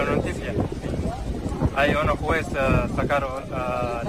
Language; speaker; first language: Spanish; non-native, learner; Arabic